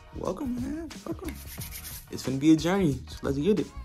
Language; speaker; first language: English; native; English